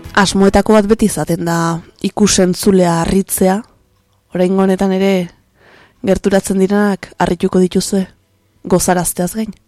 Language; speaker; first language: Basque; native; Basque